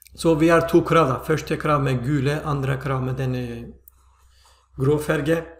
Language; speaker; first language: Swedish; non-native, fluent; Turkish